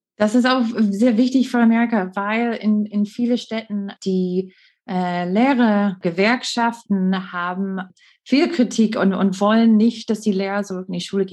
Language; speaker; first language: German; non-native, learner; English